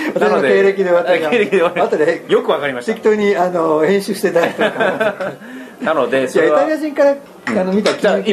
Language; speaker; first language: Japanese; non-native, fluent; Italian